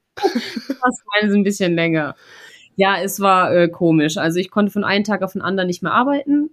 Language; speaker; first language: German; non-native, fluent; Russian